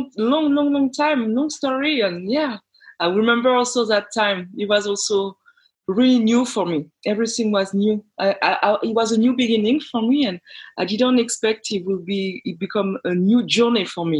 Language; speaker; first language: English; non-native, fluent; French